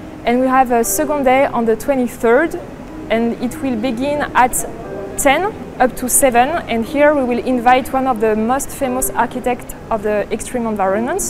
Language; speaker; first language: English; non-native, fluent; French